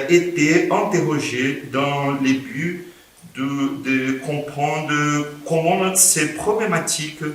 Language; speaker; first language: French; non-native, fluent; Portuguese